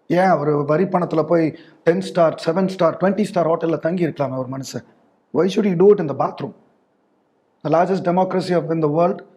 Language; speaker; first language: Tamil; native; Tamil